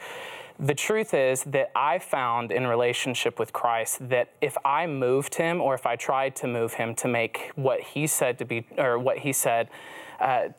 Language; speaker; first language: English; native; English